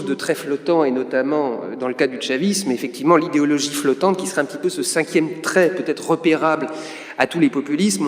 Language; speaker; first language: French; native; French